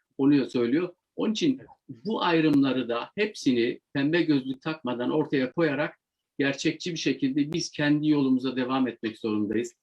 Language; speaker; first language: Turkish; native; Turkish